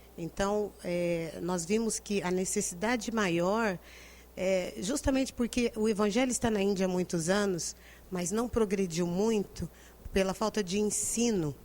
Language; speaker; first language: Portuguese; native; Portuguese